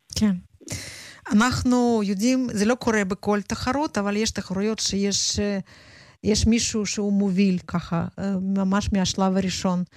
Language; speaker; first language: Hebrew; non-native, fluent; Russian